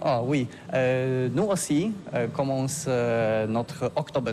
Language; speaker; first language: French; non-native, learner; Polish